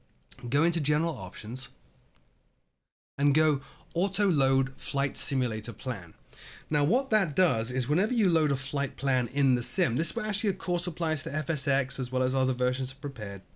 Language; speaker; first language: English; native; English